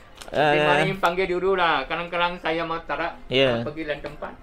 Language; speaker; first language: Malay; non-native, local second language; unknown